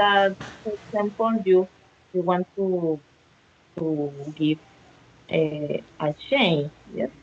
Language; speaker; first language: English; non-native, learner; Spanish